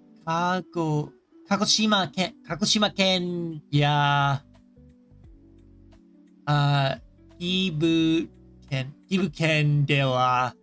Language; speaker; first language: Japanese; non-native, learner; English